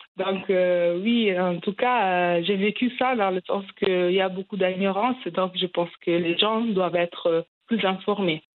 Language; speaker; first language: French; early bilingual, heritage; French